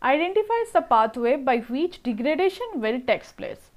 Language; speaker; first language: English; non-native, local second language; Bangla